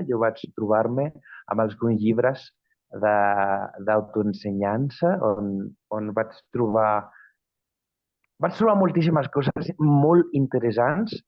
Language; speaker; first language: Catalan; non-native, fluent; Spanish